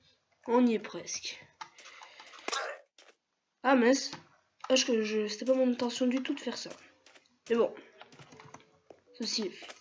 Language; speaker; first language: French; native; French